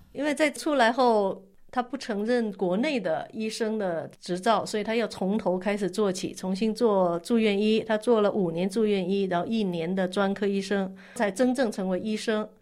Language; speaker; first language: Chinese; non-native, local second language; Min Nan Chinese